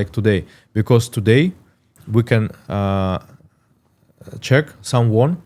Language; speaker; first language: English; non-native, learner; Russian